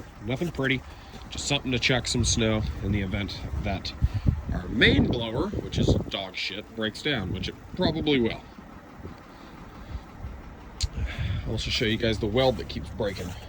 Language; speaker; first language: English; native; English